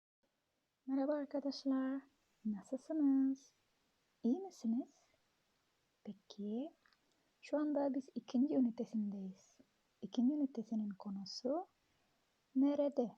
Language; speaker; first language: Turkish; non-native, fluent; Indonesian